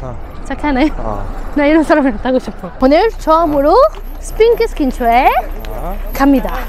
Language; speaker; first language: Korean; non-native, fluent; Arabic